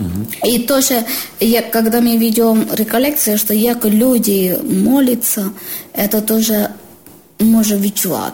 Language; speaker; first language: Ukrainian; non-native, learner; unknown